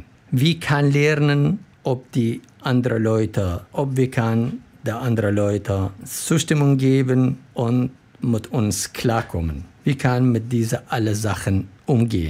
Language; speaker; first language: German; non-native, learner; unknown